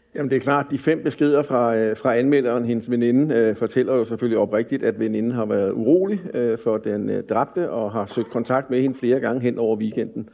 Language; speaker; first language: Danish; native; Danish